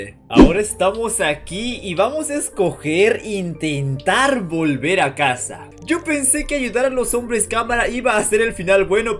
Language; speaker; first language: Spanish; native; Spanish